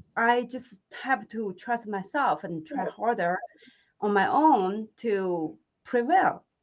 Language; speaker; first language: English; non-native, fluent; Chinese